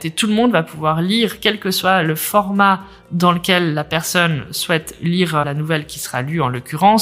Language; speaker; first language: French; native; French